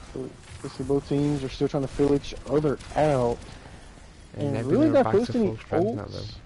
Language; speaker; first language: English; native; English